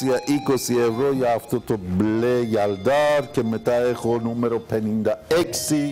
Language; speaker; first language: Greek; non-native, learner; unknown